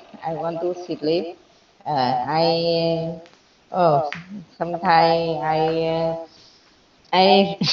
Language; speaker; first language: English; non-native, learner; Vietnamese